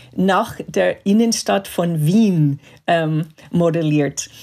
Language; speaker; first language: German; non-native, fluent; English